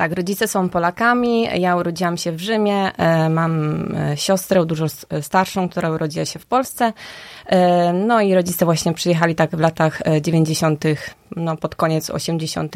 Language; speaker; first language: Polish; early bilingual, heritage; Polish